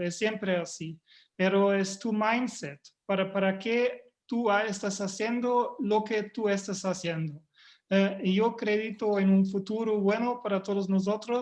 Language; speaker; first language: Spanish; non-native, fluent; German